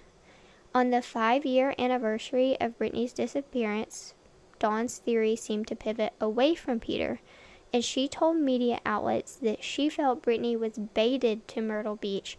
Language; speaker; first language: English; native; English